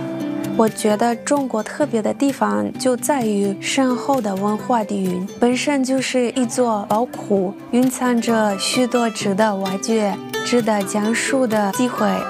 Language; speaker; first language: Chinese; non-native, fluent; Russian